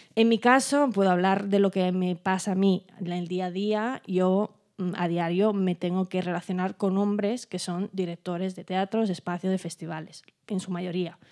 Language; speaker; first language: Spanish; non-native, fluent; Italian